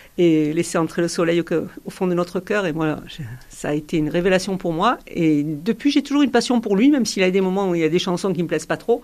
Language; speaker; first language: French; native; French